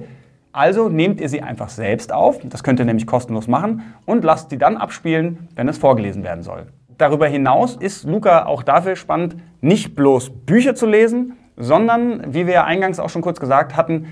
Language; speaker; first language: German; native; German